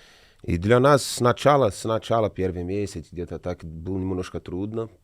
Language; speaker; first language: Russian; non-native, learner; Portuguese